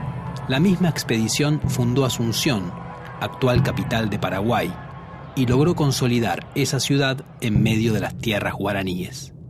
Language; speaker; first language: Spanish; native; Spanish